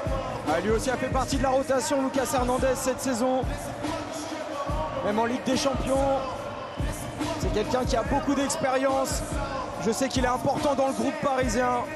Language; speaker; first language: French; native; French